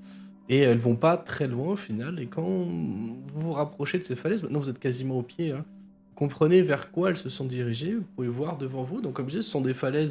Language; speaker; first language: French; native; French